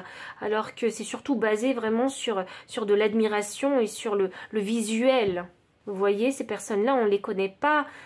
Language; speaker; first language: French; native; French